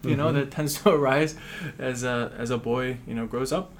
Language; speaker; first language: English; native; English